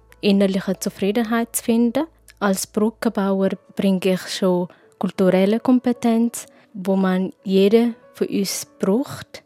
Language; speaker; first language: German; non-native, fluent; Tigrinya